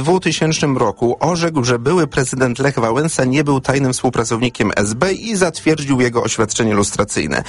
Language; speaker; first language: Polish; native; Polish